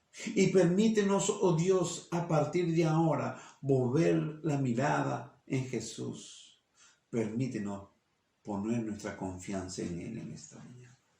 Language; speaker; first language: Spanish; native; Spanish